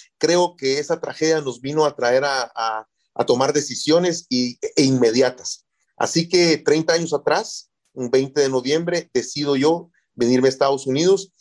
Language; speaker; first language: Spanish; native; Spanish